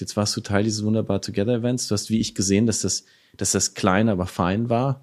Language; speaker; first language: German; native; German